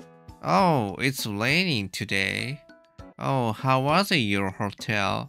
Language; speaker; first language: English; non-native, learner; Japanese